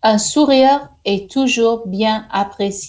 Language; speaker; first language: French; non-native, fluent; English